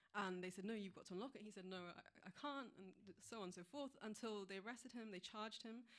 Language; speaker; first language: English; native; English